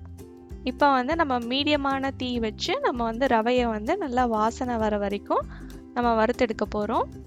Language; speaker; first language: Tamil; native; Tamil